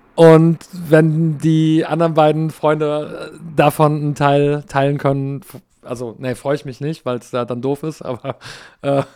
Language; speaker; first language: German; early bilingual, other home language; English